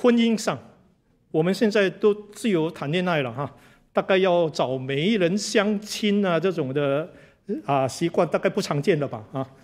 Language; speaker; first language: Chinese; native; Chinese